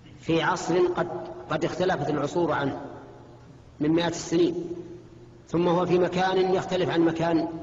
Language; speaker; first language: Arabic; native; Arabic